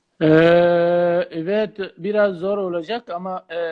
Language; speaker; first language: Turkish; non-native, learner; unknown